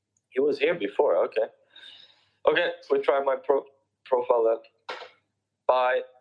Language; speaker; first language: English; native; English